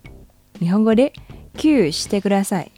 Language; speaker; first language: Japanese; non-native, fluent; Indonesian